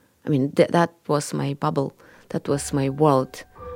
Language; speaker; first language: English; non-native, learner; Russian